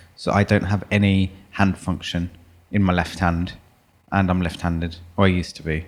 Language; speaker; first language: English; early bilingual, other home language; German